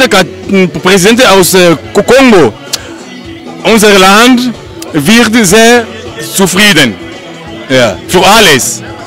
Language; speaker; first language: German; non-native, learner; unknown